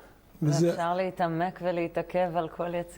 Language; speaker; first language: Hebrew; native; Hebrew